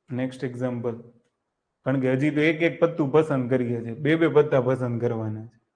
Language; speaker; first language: Hindi; non-native, local second language; Gujarati